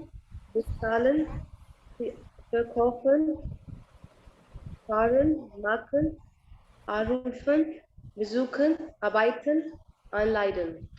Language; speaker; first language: German; non-native, learner; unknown